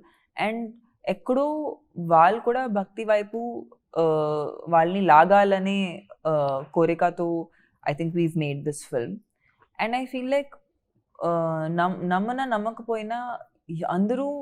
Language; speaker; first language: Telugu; non-native, fluent; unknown